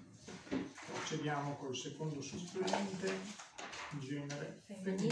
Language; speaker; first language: Italian; native; Italian